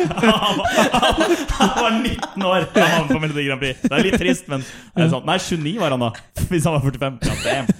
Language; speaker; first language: Norwegian; native; Norwegian